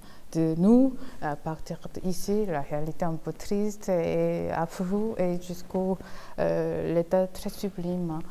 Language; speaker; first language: French; non-native, fluent; Korean